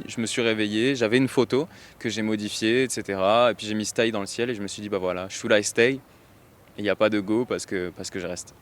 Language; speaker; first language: French; native; French